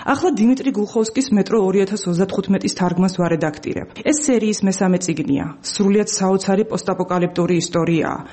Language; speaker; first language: Georgian; native; Georgian